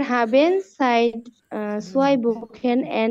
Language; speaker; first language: German; non-native, learner; Bangla